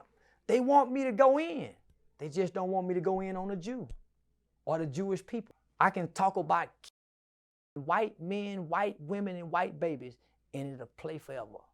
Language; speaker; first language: English; native; English